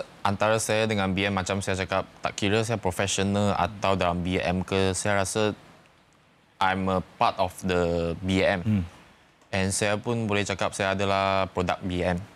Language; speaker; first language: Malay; non-native, local second language; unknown